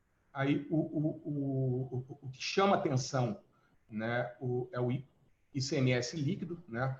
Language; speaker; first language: Portuguese; native; Portuguese